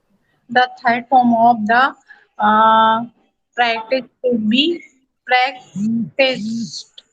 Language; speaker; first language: English; non-native, learner; Hindi